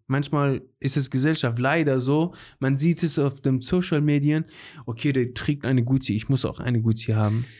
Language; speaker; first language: German; non-native, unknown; Persian